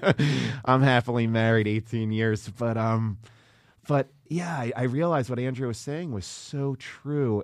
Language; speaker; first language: English; native; English